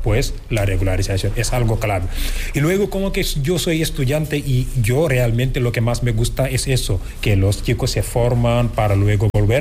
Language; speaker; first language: Spanish; non-native, fluent; Wolof